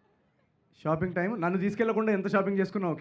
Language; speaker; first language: Telugu; native; Telugu